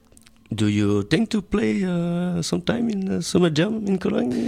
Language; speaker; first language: English; non-native, learner; French